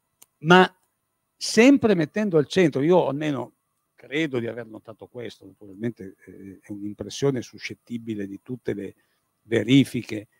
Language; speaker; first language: Italian; native; Italian